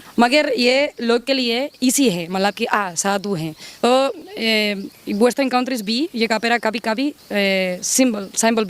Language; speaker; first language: Hindi; non-native, learner; Spanish